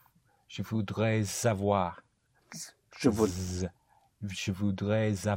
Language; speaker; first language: French; non-native, learner; English